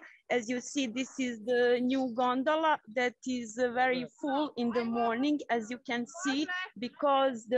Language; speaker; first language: English; non-native, fluent; Croatian